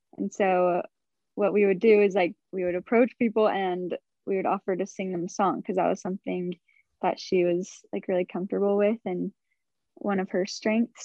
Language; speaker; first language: English; native; English